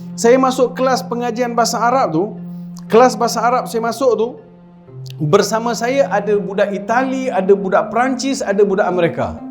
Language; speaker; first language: Malay; non-native, local second language; Tamil